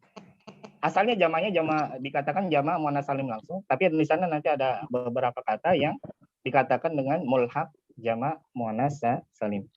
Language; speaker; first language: Indonesian; native; Indonesian